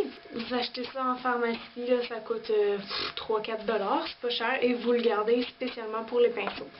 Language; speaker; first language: French; native; French